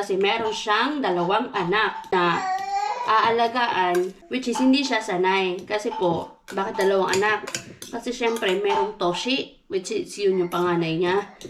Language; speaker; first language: Filipino; non-native, local second language; Cebuano